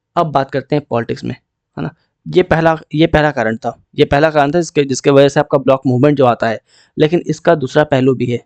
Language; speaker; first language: Hindi; native; Hindi